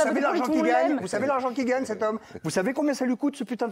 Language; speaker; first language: French; native; French